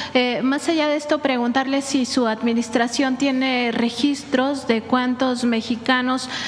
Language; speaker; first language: Spanish; native; Spanish